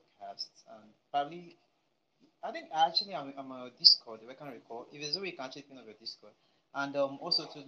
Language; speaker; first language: English; non-native, local second language; Yoruba